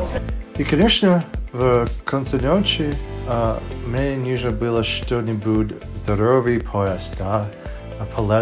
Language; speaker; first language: Russian; non-native, learner; English